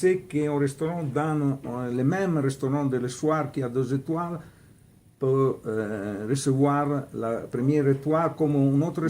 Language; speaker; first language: French; non-native, learner; Italian